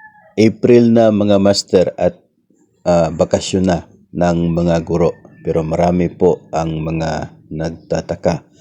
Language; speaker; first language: Filipino; native; Filipino